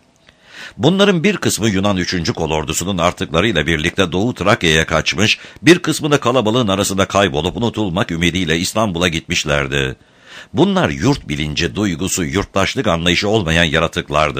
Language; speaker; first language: Turkish; native; Turkish